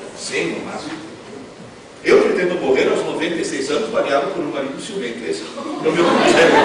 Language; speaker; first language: Portuguese; non-native, fluent; Italian